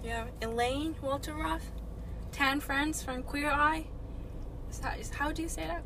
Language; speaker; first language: English; non-native, fluent; Japanese